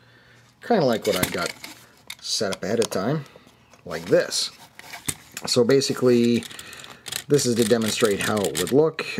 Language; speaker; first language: English; native; English